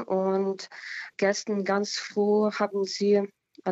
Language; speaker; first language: German; non-native, fluent; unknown